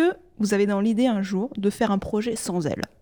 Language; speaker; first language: French; native; French